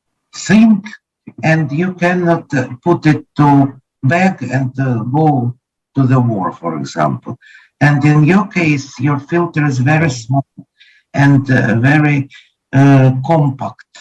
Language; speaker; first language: English; non-native, learner; Ukrainian